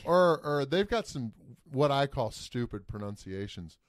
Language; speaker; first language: English; native; English